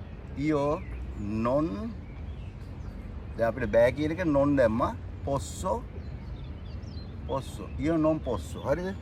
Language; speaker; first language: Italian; non-native, fluent; Sinhala